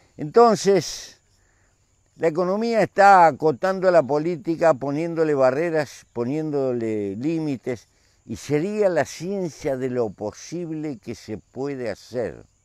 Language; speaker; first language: Spanish; native; Spanish